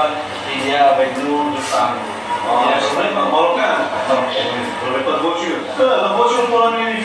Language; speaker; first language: French; non-native, learner; Italian